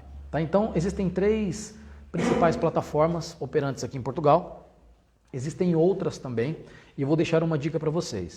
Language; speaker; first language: Portuguese; native; Portuguese